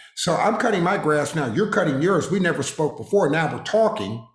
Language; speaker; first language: English; native; English